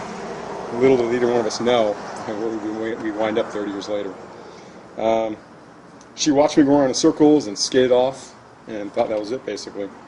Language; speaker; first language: English; native; English